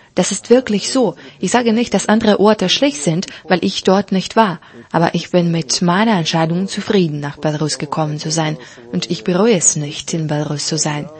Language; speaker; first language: German; non-native, fluent; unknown